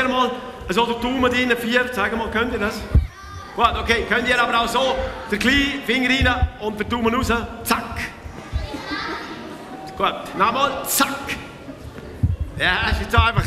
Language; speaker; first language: German; native; German